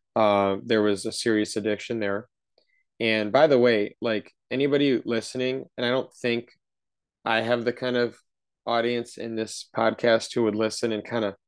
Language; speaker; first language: English; native; English